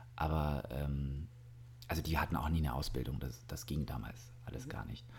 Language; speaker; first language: German; early bilingual, other home language; Russian